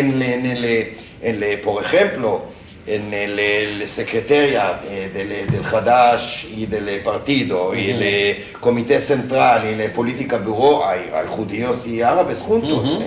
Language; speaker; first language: Spanish; non-native, fluent; Hebrew